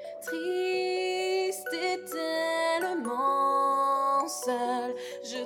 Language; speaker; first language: French; native; French